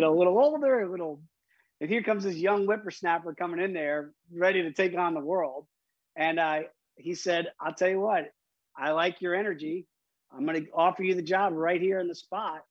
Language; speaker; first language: English; native; English